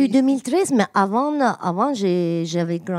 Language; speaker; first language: French; non-native, learner; Turkish